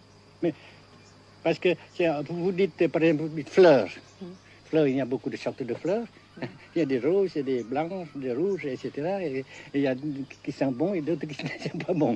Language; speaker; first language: French; non-native, fluent; Vietnamese